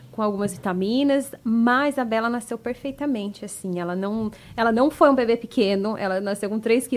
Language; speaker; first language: Portuguese; native; Portuguese